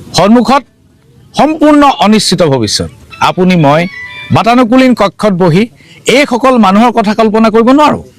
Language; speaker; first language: Assamese; native; Assamese